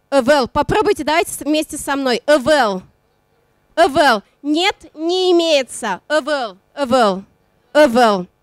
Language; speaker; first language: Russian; non-native, local second language; Udmurt